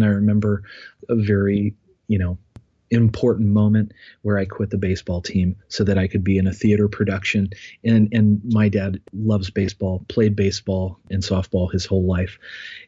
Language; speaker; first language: English; native; English